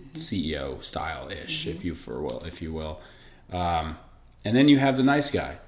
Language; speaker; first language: English; early bilingual, other home language; Italian